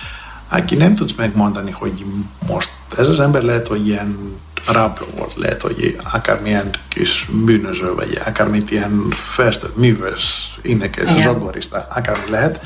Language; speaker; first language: Hungarian; non-native, learner; Greek